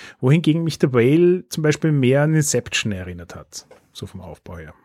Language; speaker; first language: German; native; German